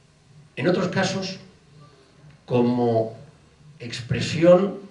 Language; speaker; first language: Spanish; native; Spanish